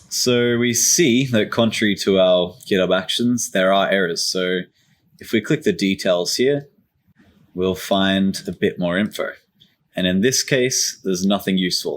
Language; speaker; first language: English; native; English